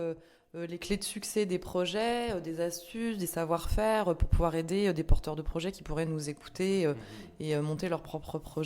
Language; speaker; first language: French; native; French